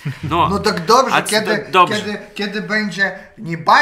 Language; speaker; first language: Polish; non-native, learner; Russian